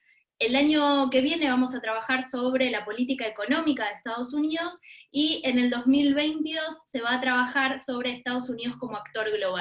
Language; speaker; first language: Spanish; native; Spanish